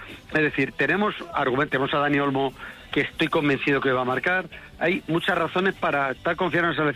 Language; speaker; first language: Spanish; native; Spanish